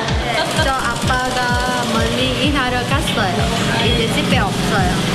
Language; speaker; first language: Korean; non-native, learner; Vietnamese